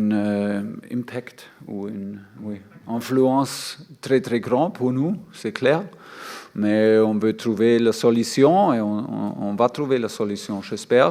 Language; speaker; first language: French; non-native, fluent; German